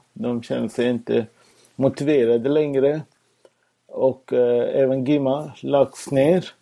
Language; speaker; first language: Swedish; non-native, fluent; Persian